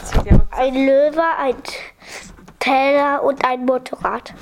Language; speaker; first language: German; early bilingual, other home language; Polish